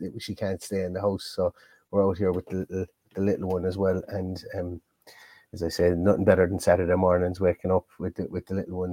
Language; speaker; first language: English; native; English